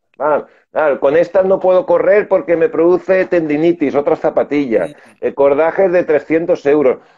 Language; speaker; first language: Spanish; native; Spanish